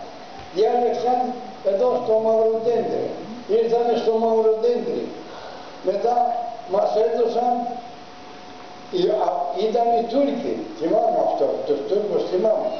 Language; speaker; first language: Greek; early bilingual, other home language; Turkish